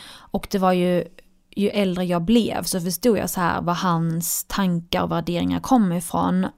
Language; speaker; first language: Swedish; early bilingual, other home language; Arabic